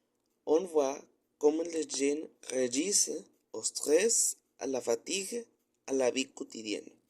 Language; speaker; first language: French; non-native, learner; Spanish